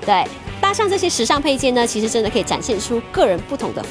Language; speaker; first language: Chinese; native; Chinese